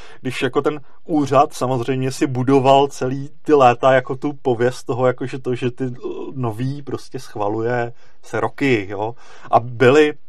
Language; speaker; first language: Czech; native; Czech